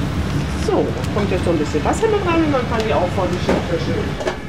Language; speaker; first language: German; native; German